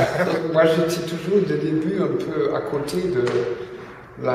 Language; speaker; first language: French; non-native, fluent; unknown